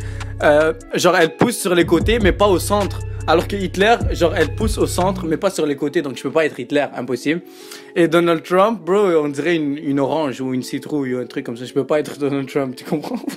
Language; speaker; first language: French; native; French